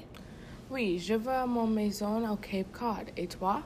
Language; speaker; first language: French; non-native, learner; English